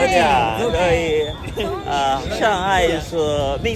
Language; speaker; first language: Chinese; non-native, learner; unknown